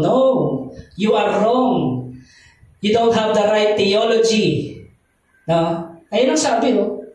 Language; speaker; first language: English; non-native, local second language; Filipino